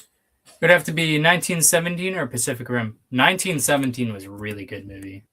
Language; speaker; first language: English; native; English